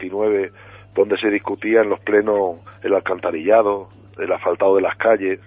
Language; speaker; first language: Spanish; native; Spanish